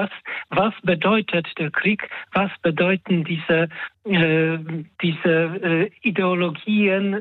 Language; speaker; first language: German; non-native, fluent; Polish